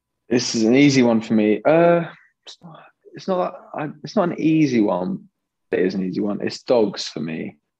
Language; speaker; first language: English; native; English